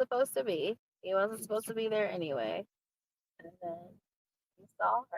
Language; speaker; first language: English; native; English